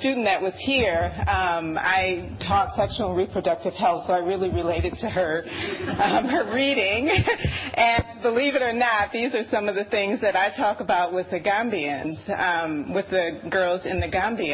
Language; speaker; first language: English; native; English